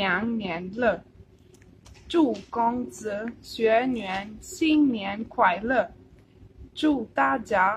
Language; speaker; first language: Chinese; non-native, learner; Italian